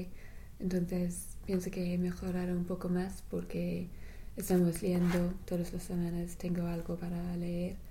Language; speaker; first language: Spanish; non-native, learner; English